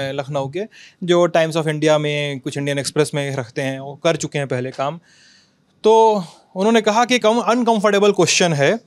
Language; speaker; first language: Hindi; native; Hindi